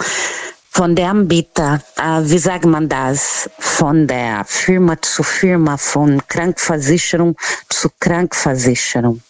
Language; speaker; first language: German; non-native, learner; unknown